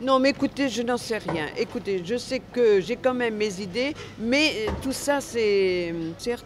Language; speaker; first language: French; native; French